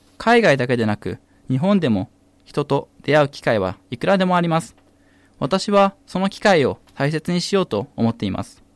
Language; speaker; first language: Japanese; native; Japanese